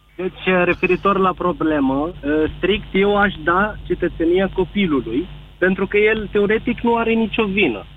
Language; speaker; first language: Romanian; early bilingual, heritage; Arabic